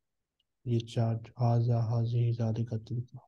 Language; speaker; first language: Urdu; native; Urdu